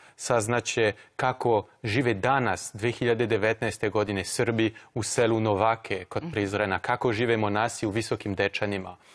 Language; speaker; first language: Croatian; non-native, fluent; French